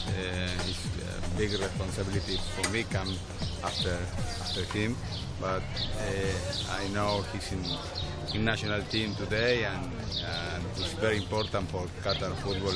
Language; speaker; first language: English; non-native, learner; Spanish